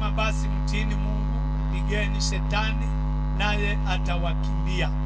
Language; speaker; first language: Swahili; non-native, local second language; Kamba